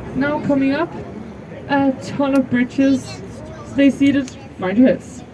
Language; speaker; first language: English; non-native, fluent; Danish